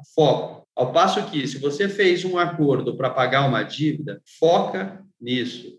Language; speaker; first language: Portuguese; native; Portuguese